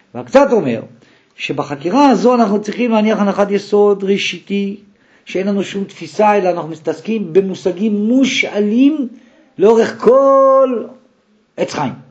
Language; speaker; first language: Hebrew; native; Hebrew